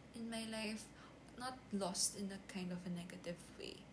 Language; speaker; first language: English; non-native, local second language; Filipino